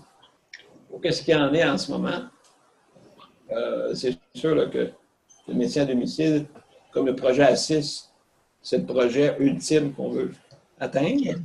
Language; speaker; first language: French; native; French